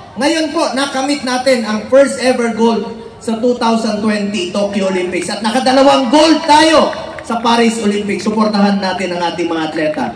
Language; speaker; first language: Filipino; non-native, local second language; Cebuano